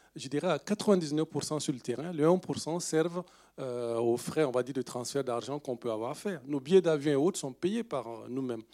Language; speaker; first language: French; non-native, local second language; Dyula